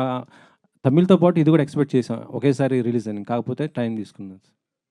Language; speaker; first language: Telugu; native; Telugu